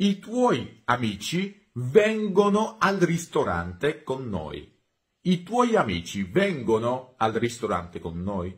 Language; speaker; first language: Italian; non-native, fluent; Georgian